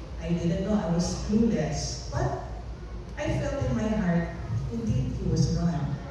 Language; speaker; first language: English; non-native, local second language; Filipino